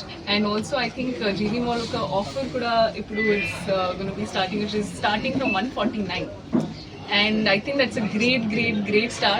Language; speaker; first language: Telugu; non-native, learner; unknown